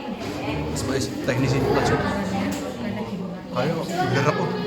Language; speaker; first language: Indonesian; native; Indonesian